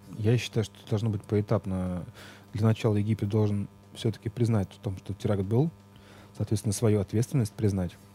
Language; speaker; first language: Russian; native; Russian